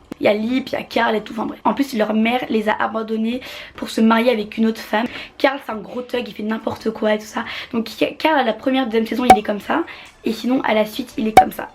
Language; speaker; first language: French; native; French